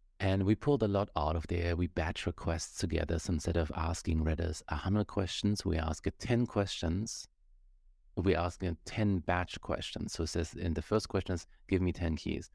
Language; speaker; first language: English; non-native, fluent; German